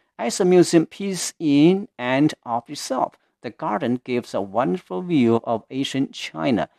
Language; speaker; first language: English; non-native, fluent; Chinese